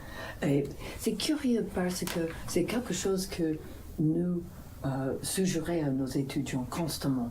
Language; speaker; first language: French; non-native, fluent; English